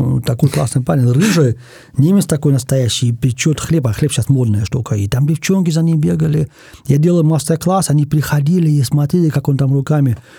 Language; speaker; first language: Russian; non-native, fluent; German